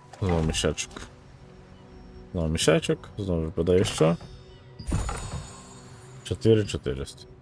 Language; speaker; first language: Ukrainian; native; Ukrainian